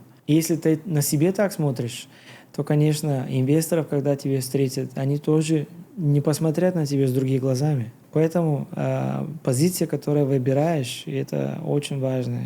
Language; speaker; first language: Russian; non-native, learner; Bulgarian